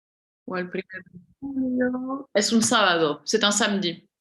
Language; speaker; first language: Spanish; non-native, learner; French